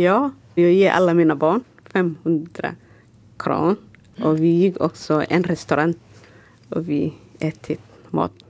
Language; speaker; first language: Swedish; non-native, learner; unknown